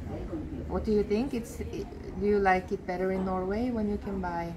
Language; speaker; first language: English; non-native, fluent; Norwegian